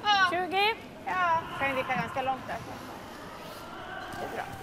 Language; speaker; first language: Swedish; native; Swedish